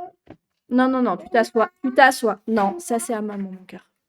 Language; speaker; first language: French; native; French